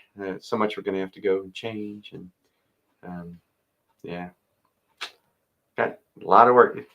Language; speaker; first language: English; native; English